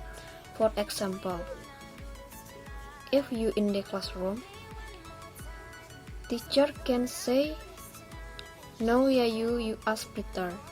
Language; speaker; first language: English; non-native, learner; Indonesian